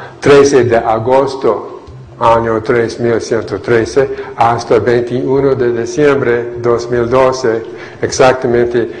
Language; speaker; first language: Spanish; non-native, fluent; English